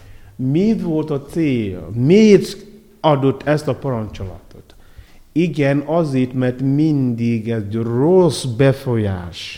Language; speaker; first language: Hungarian; non-native, learner; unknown